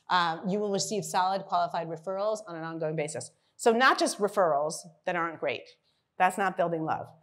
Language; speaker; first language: English; native; English